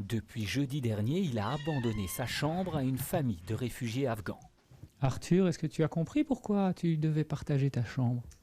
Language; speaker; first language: French; native; French